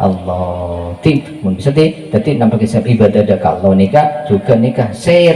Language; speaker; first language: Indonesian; non-native, local second language; Madurese